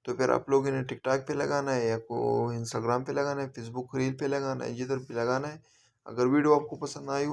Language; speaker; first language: Hindi; non-native, local second language; Punjabi